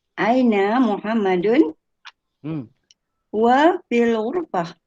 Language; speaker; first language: Arabic; non-native, learner; Malay